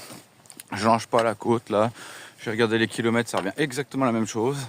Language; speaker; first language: French; native; French